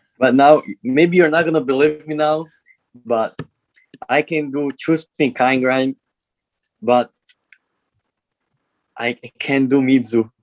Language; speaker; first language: English; non-native, learner; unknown